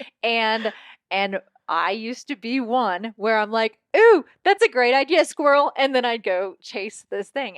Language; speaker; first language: English; native; English